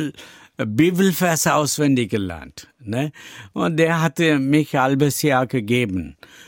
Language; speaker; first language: German; non-native, learner; Tamil